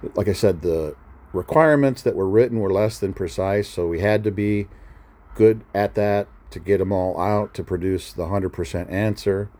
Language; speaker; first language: English; native; English